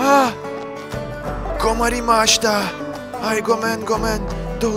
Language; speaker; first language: Japanese; non-native, learner; Russian